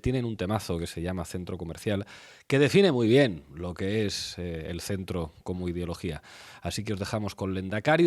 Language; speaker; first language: Spanish; native; Spanish